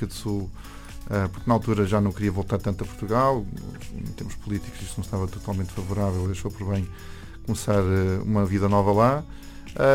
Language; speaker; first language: Portuguese; non-native, fluent; English